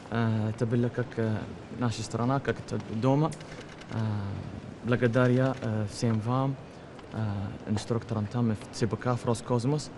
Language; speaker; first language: Russian; non-native, learner; Arabic